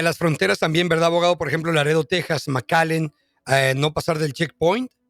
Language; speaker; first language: Spanish; native; Spanish